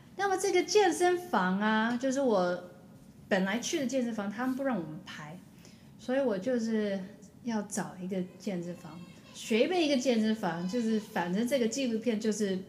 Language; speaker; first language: Chinese; early bilingual, other home language; English